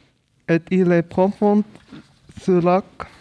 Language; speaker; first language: French; non-native, learner; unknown